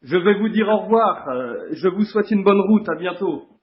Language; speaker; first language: French; native; French